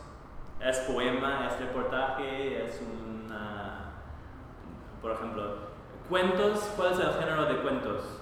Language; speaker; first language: Spanish; non-native, fluent; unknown